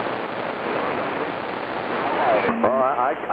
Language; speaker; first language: English; native; English